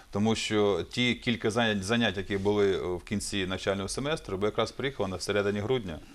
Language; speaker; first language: Ukrainian; native; Ukrainian